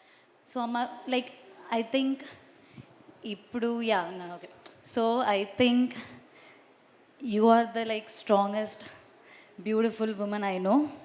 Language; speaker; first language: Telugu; non-native, local second language; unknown